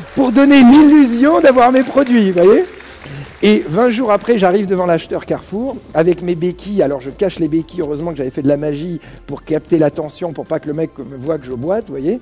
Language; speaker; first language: French; early bilingual, other home language; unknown